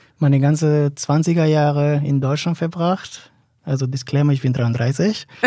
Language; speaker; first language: German; non-native, fluent; Spanish